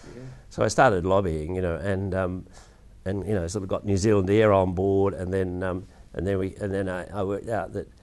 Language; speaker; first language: English; native; English